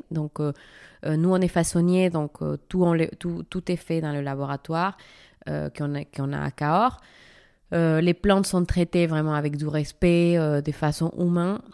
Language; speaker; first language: French; non-native, fluent; Spanish